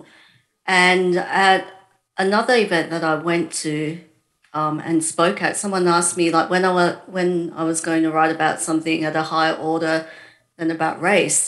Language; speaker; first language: English; native; English